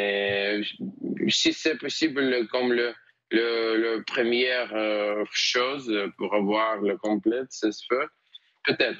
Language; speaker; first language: French; non-native, learner; Ukrainian